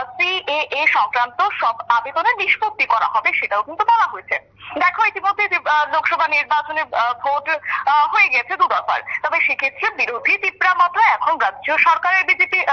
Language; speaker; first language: Bangla; native; Bangla